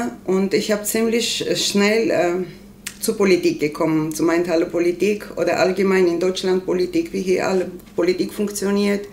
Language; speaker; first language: German; non-native, learner; Armenian